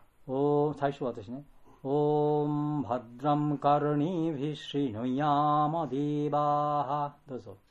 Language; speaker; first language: Japanese; non-native, fluent; Bangla